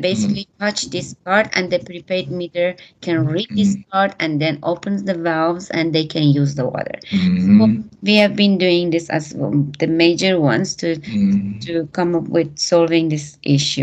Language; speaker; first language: English; non-native, fluent; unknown